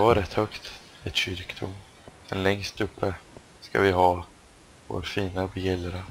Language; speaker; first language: Swedish; native; Swedish